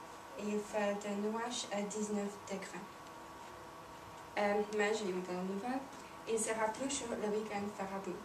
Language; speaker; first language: French; non-native, learner; English